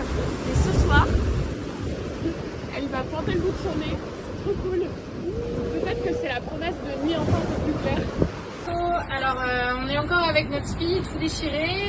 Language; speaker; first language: French; native; French